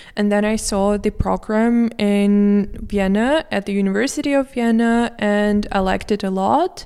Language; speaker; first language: English; non-native, fluent; Russian